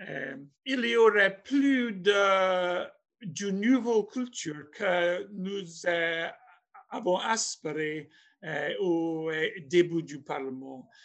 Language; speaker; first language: French; non-native, fluent; English